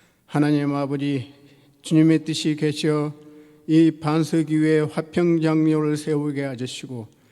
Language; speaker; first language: Korean; native; Korean